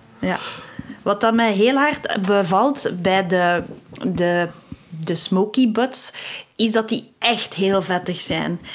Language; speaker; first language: Dutch; native; Dutch